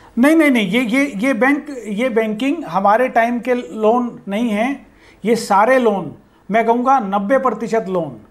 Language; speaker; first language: Hindi; native; Hindi